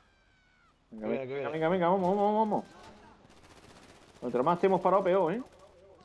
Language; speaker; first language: Spanish; native; Spanish